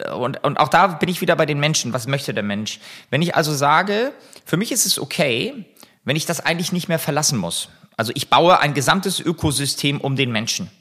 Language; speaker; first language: German; native; German